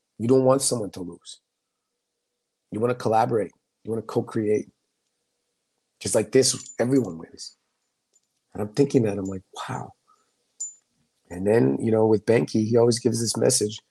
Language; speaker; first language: English; native; English